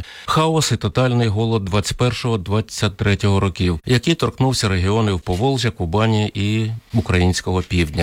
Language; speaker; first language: Ukrainian; native; Ukrainian